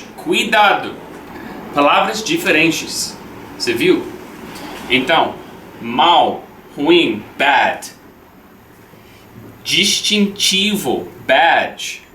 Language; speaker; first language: Portuguese; non-native, learner; English